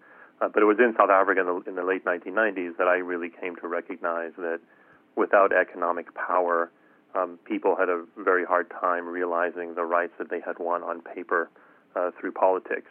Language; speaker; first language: English; native; English